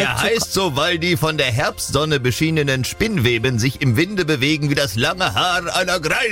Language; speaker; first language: German; native; German